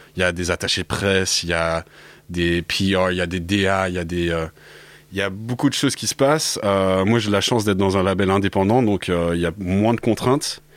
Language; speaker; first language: French; early bilingual, other home language; English